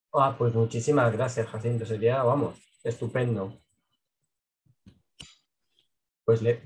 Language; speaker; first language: Spanish; native; Spanish